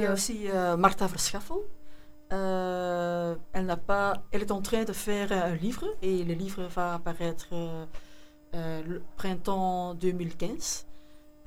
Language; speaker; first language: French; non-native, local second language; Dutch